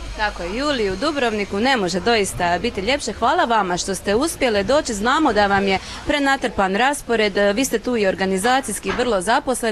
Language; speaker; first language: Croatian; native; Croatian